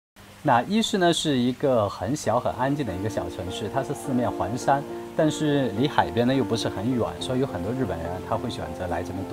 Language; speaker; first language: Chinese; native; Chinese